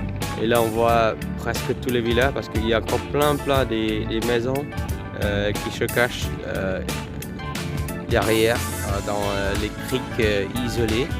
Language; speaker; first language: French; non-native, fluent; Vietnamese